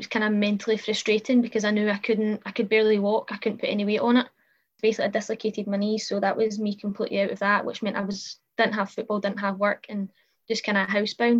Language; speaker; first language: English; native; English